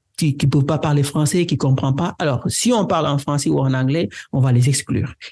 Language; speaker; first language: French; non-native, local second language; Wolof